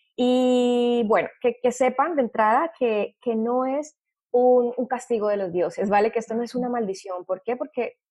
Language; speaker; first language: Spanish; native; Spanish